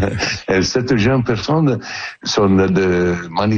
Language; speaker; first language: French; non-native, learner; Italian